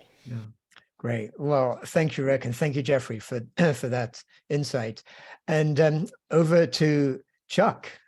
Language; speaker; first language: English; native; English